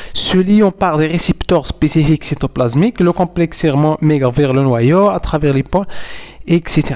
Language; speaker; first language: French; non-native, local second language; Arabic